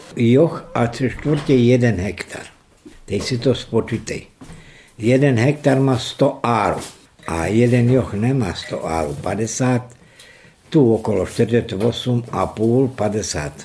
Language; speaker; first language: Czech; early bilingual, heritage; Serbian